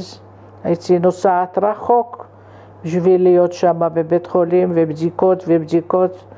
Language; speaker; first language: Hebrew; non-native, fluent; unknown